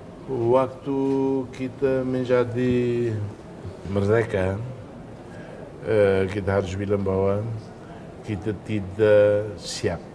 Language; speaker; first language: Indonesian; non-native, fluent; Tetum